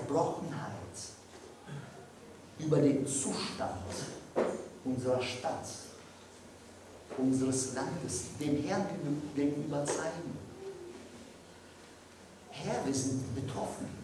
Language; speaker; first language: German; non-native, fluent; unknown